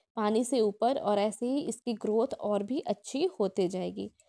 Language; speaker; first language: Hindi; non-native, local second language; Odia